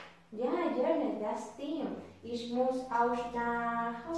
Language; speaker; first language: German; non-native, learner; Spanish